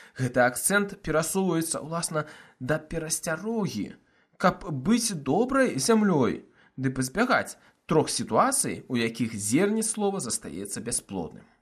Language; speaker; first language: Belarusian; non-native, local second language; Russian